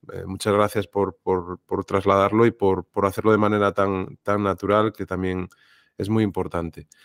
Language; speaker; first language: Spanish; native; Spanish